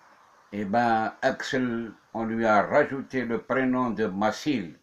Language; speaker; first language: French; non-native, local second language; Kabyle